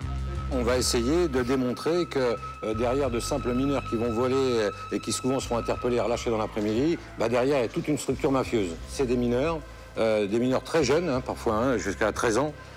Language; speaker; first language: French; native; French